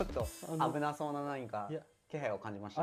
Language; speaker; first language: Japanese; native; Japanese